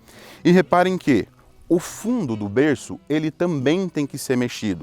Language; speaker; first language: Portuguese; native; Portuguese